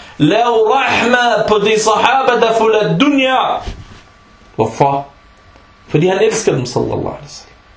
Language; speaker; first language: Danish; non-native, fluent; Arabic